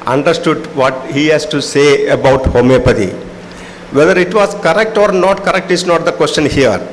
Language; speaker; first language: English; non-native, local second language; Malayalam